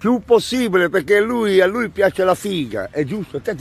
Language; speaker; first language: Italian; native; Italian